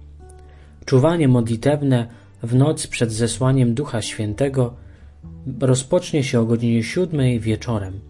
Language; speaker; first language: Polish; native; Polish